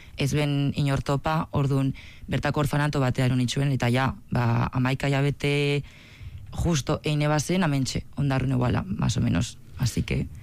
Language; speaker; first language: Basque; native; Basque